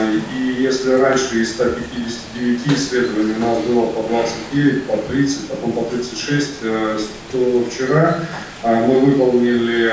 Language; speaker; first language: Russian; native; Russian